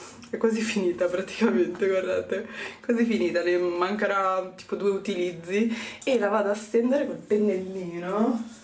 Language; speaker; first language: Italian; native; Italian